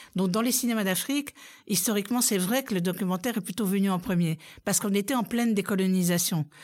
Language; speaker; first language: French; native; French